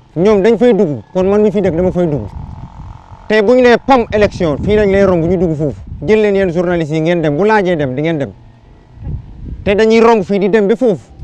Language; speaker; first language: Wolof; non-native, local second language; Jola-Fonyi